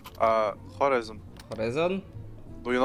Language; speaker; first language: English; non-native, learner; Uzbek